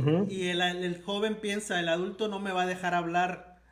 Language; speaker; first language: Spanish; native; Spanish